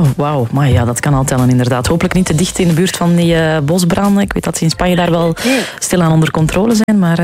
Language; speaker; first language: Dutch; native; Dutch